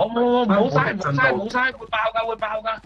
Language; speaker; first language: Chinese; native; Chinese